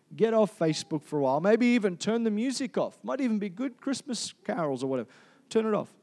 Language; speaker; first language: English; native; English